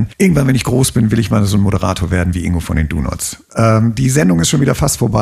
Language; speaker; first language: German; native; German